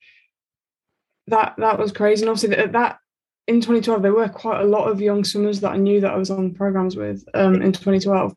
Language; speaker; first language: English; native; English